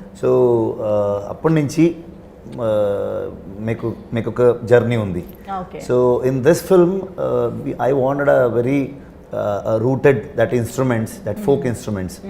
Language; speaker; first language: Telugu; non-native, learner; Kannada